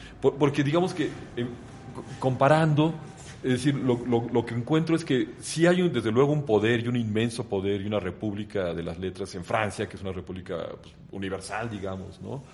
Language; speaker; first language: Spanish; native; Spanish